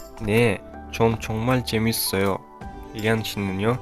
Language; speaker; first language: Korean; non-native, fluent; Kyrgyz